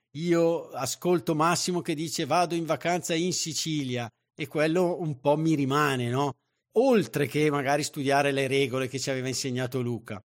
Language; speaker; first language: Italian; native; Italian